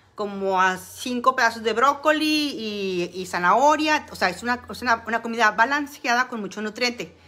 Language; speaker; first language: Spanish; native; Spanish